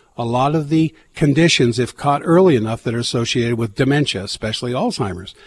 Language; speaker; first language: English; native; English